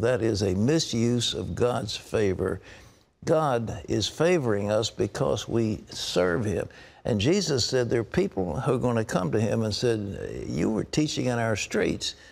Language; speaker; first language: English; native; English